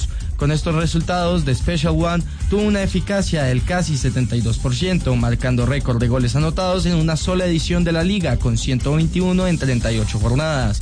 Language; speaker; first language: Spanish; native; Spanish